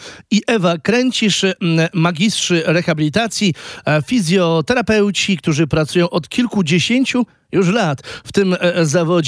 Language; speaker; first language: Polish; native; Polish